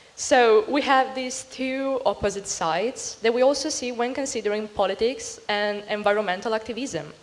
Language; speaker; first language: English; non-native, fluent; Italian